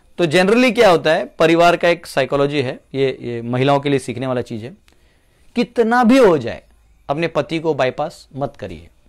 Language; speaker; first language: Hindi; non-native, local second language; Marathi